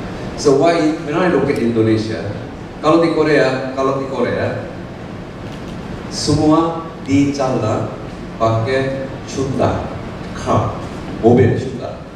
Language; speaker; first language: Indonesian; non-native, learner; Korean